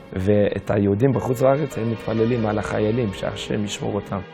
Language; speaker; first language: Hebrew; non-native, fluent; English